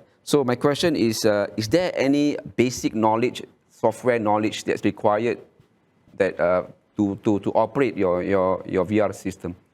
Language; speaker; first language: English; non-native, local second language; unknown